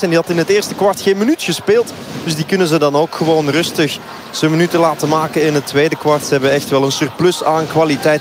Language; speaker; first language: Dutch; native; Dutch